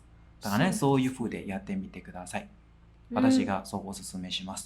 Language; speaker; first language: Japanese; non-native, fluent; Burmese